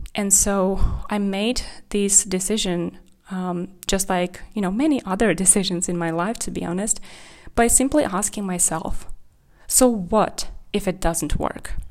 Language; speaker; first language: English; non-native, fluent; Kazakh